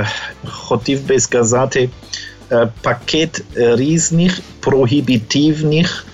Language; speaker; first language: Ukrainian; non-native, fluent; German